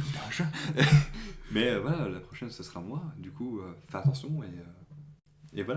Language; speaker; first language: French; native; French